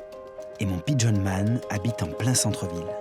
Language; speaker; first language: French; native; French